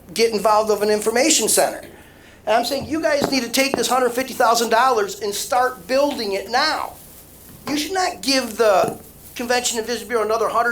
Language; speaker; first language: English; native; English